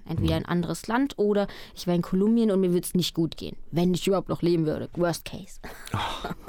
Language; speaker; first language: German; early bilingual, other home language; Spanish